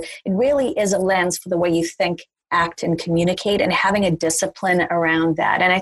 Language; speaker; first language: English; native; English